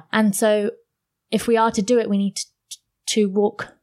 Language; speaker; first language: English; native; English